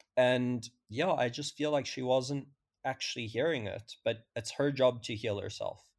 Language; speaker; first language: English; native; English